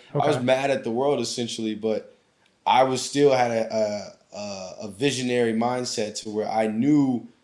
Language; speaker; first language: English; native; English